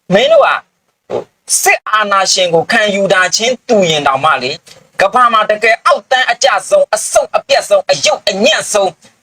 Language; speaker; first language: Burmese; native; Burmese